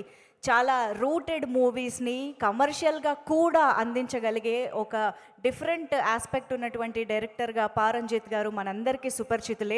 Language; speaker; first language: Telugu; native; Telugu